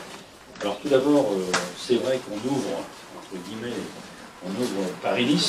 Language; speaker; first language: French; native; French